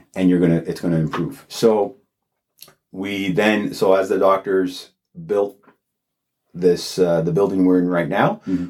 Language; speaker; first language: English; native; English